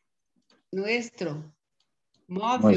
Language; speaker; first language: Spanish; non-native, learner; Portuguese